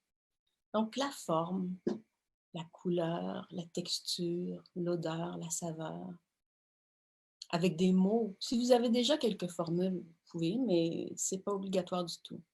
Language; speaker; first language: French; native; French